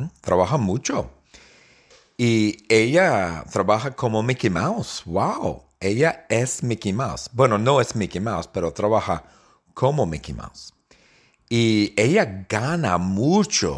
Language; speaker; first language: Spanish; non-native, fluent; English